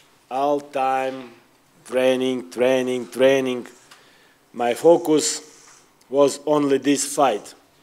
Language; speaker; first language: English; non-native, learner; Ukrainian